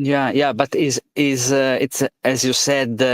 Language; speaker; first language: English; non-native, learner; Italian